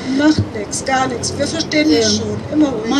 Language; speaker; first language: German; native; German